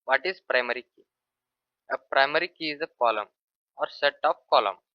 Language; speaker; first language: English; non-native, local second language; Kannada